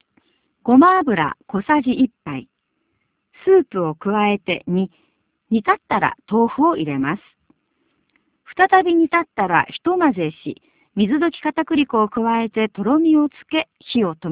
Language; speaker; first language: Japanese; native; Japanese